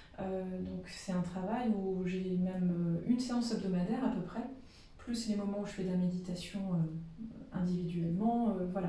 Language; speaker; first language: French; native; French